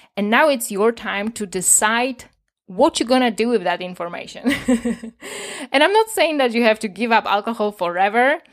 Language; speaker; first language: English; non-native, fluent; Polish